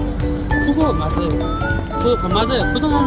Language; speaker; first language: Korean; non-native, learner; Nepali